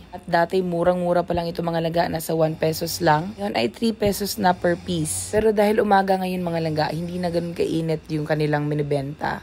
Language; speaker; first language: Filipino; non-native, local second language; Cebuano